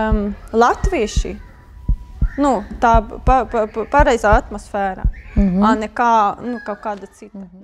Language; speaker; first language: Latvian; non-native, learner; Ukrainian